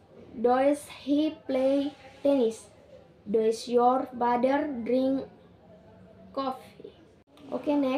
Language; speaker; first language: English; non-native, learner; Indonesian